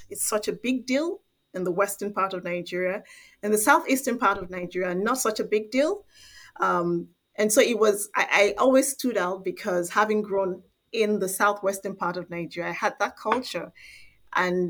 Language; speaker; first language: English; non-native, local second language; Igbo